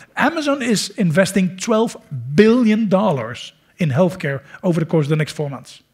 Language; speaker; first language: English; non-native, fluent; Dutch